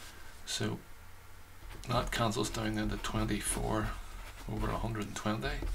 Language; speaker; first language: English; native; English